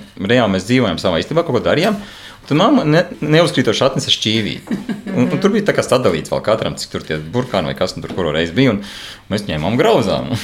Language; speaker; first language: Latvian; native; Latvian